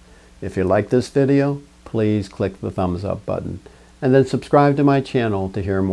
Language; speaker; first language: English; native; English